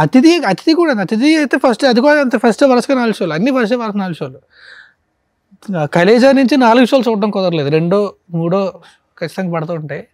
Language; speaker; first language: Telugu; native; Telugu